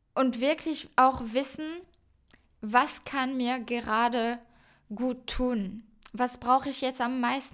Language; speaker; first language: German; non-native, fluent; French